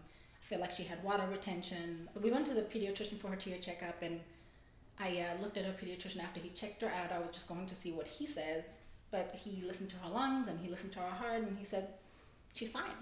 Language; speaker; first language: English; non-native, fluent; German